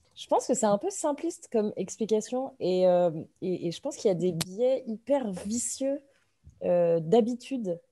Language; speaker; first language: French; native; French